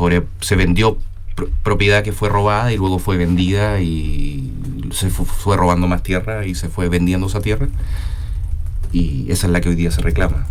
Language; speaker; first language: Spanish; native; Spanish